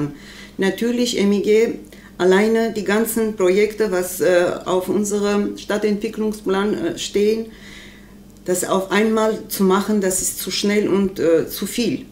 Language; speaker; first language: German; non-native, learner; Armenian